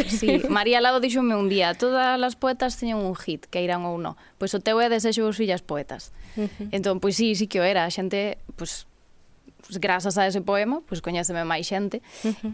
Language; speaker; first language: Galician; native; Galician